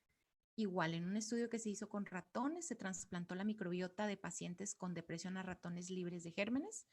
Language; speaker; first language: Spanish; native; Spanish